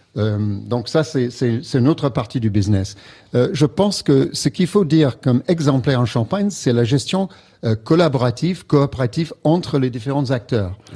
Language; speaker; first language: French; non-native, fluent; English